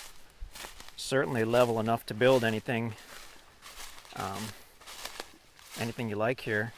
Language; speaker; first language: English; native; English